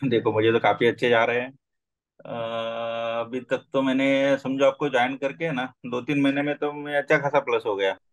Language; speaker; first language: Hindi; non-native, local second language; Gujarati